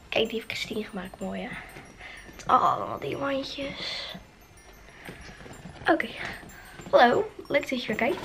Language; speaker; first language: Dutch; native; Dutch